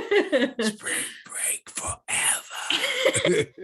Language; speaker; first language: English; native; English